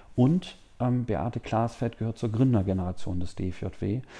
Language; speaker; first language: German; native; German